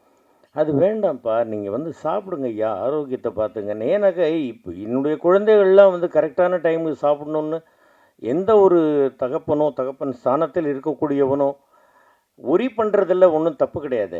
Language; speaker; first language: Tamil; native; Tamil